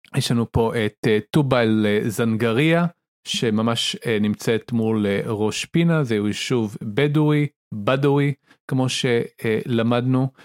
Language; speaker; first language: Hebrew; native; Hebrew